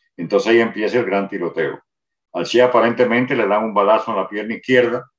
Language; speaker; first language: Spanish; native; Spanish